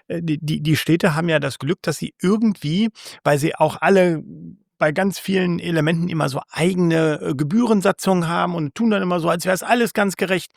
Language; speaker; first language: German; native; German